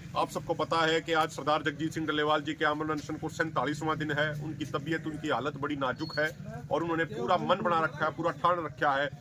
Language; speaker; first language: Hindi; native; Hindi